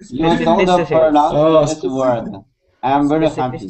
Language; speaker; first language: English; non-native, learner; Chinese